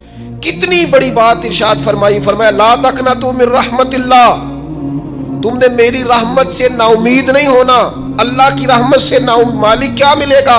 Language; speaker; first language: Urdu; non-native, local second language; Punjabi